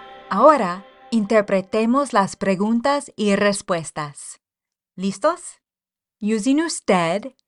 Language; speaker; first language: Spanish; non-native, fluent; English